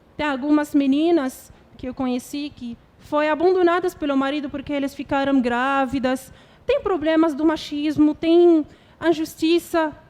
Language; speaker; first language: Portuguese; non-native, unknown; Arabic